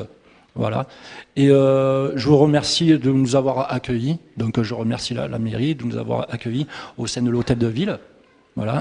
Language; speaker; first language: French; native; French